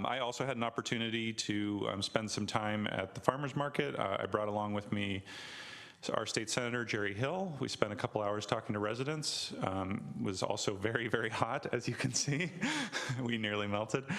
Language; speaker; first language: English; native; English